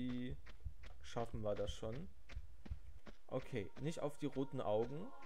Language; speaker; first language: German; native; German